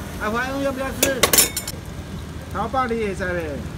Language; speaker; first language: Chinese; native; Chinese